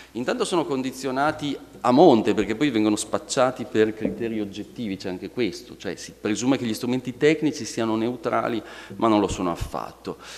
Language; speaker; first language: Italian; native; Italian